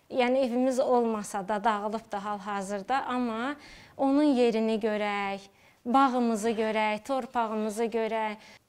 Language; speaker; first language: Azerbaijani; native; Azerbaijani